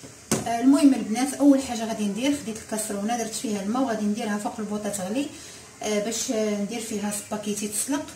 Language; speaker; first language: Arabic; native; Arabic